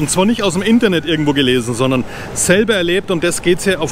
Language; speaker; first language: German; native; German